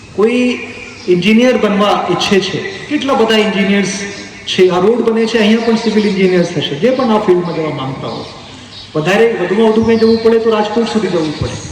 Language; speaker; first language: Gujarati; non-native, local second language; Hindi